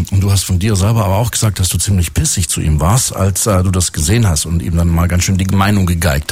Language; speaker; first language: German; native; German